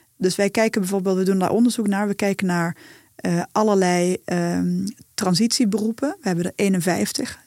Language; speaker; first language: Dutch; native; Dutch